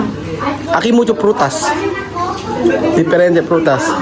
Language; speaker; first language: Spanish; non-native, learner; Filipino